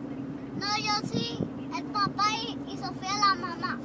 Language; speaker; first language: Spanish; early bilingual, heritage; Spanish